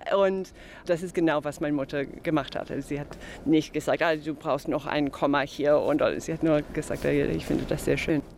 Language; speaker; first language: German; non-native, fluent; English